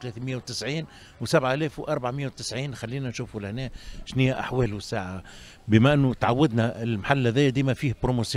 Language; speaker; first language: Arabic; native; Arabic